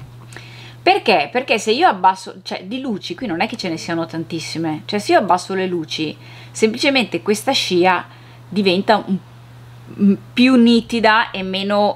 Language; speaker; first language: Italian; native; Italian